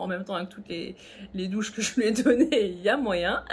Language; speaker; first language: French; native; French